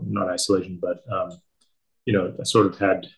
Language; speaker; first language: English; native; English